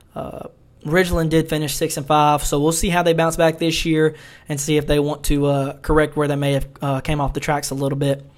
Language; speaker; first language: English; native; English